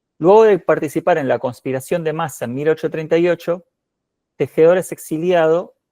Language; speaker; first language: Spanish; native; Spanish